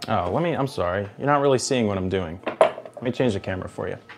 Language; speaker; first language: English; native; English